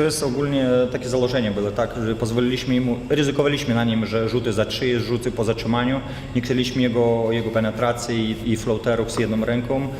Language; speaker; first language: Polish; non-native, fluent; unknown